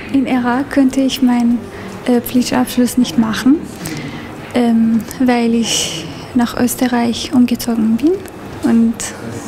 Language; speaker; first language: German; non-native, learner; Arabic